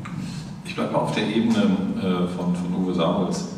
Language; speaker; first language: German; native; German